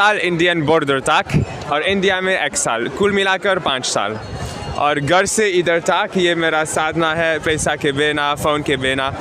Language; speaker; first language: Hindi; non-native, learner; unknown